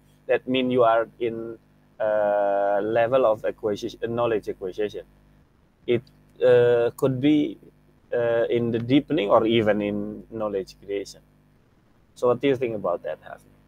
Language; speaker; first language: English; non-native, fluent; Indonesian